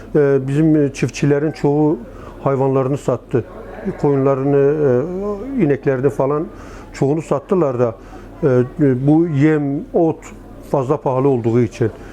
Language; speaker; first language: Turkish; native; Turkish